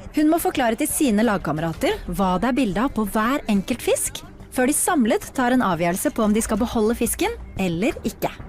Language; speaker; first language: Norwegian; native; Norwegian